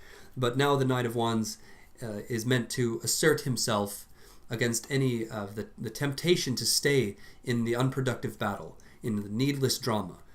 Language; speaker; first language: English; native; English